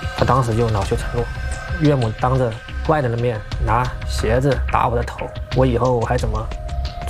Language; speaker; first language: Chinese; native; Chinese